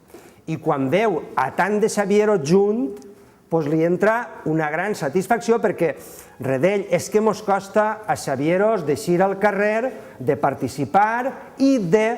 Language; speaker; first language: Catalan; native; Catalan